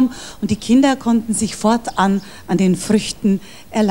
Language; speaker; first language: German; native; German